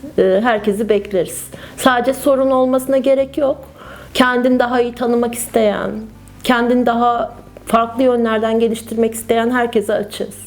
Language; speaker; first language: Turkish; native; Turkish